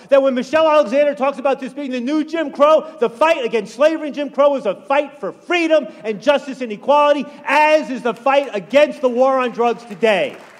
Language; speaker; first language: English; native; English